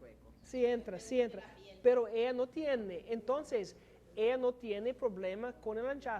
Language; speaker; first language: Spanish; non-native, learner; English